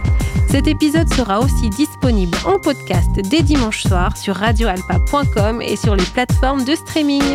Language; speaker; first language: French; native; French